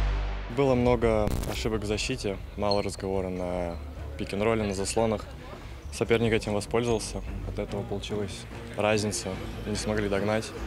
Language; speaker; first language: Russian; native; Russian